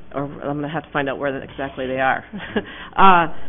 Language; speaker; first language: English; native; English